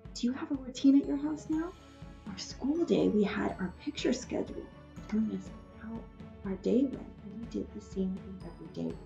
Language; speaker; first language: English; native; English